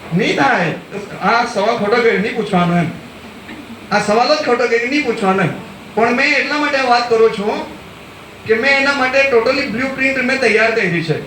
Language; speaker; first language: Gujarati; non-native, local second language; Gamit